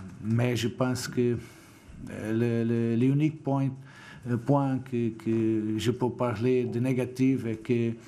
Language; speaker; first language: French; non-native, fluent; Portuguese